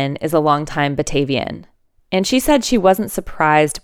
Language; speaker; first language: English; native; English